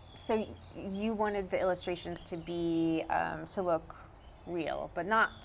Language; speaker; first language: English; native; English